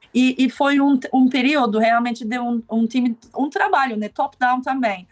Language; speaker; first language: Portuguese; non-native, fluent; Turkish